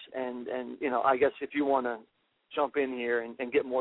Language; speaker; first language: English; native; English